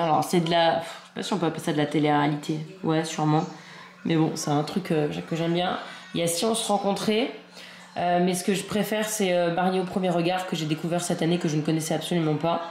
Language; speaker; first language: French; native; French